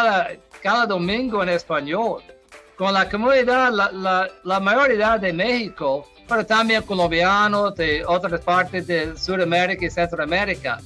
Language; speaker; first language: Spanish; non-native, fluent; English